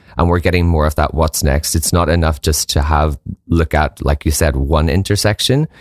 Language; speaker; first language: English; native; English